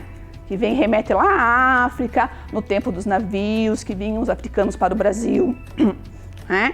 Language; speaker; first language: Portuguese; native; Portuguese